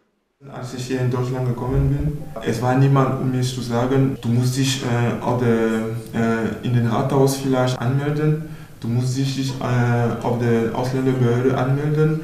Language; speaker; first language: German; non-native, fluent; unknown